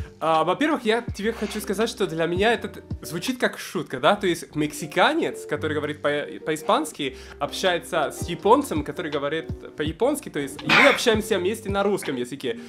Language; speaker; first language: Russian; non-native, fluent; Spanish